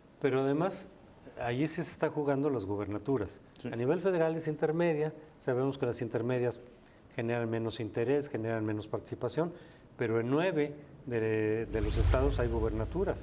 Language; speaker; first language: Spanish; native; Spanish